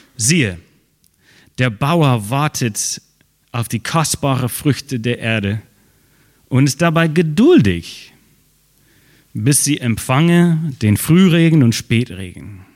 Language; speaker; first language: German; non-native, fluent; English